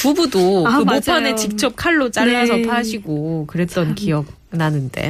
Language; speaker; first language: Korean; native; Korean